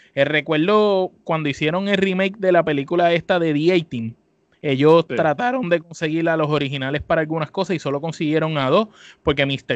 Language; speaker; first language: Spanish; native; Spanish